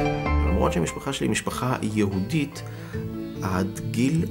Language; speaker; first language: Hebrew; non-native, fluent; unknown